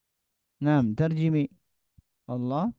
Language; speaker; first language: Arabic; non-native, fluent; Indonesian